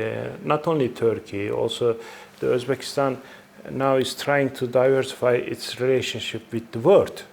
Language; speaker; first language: English; non-native, fluent; Turkish